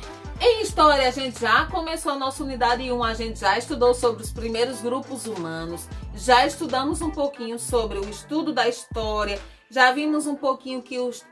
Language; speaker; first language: Portuguese; native; Portuguese